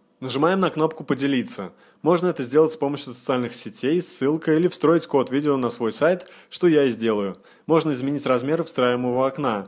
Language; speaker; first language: Russian; native; Russian